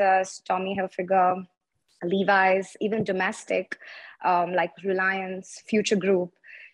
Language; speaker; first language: English; non-native, local second language; Tamil